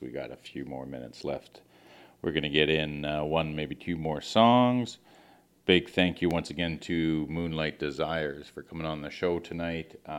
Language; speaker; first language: English; early bilingual, other home language; French